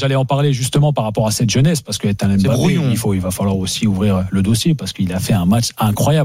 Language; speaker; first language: French; native; French